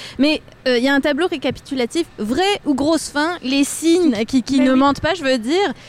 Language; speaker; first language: French; native; French